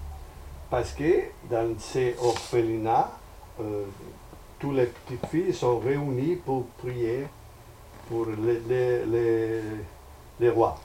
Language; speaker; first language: French; non-native, fluent; Italian